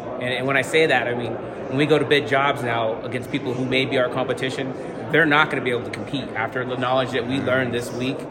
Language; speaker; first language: Spanish; early bilingual, heritage; English